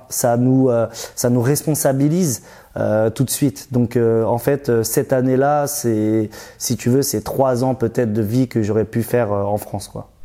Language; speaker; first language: French; early bilingual, other home language; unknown